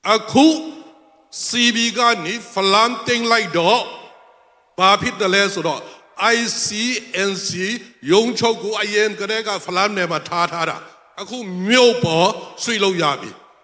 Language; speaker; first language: Burmese; non-native, local second language; Hakha Chin